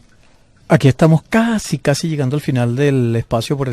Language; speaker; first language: Spanish; native; Spanish